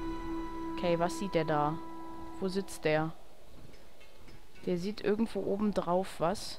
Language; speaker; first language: German; native; German